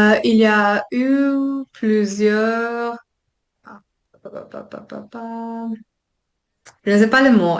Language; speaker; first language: French; non-native, fluent; Italian